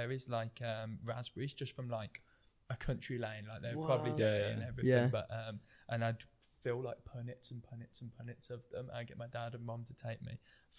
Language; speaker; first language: English; native; English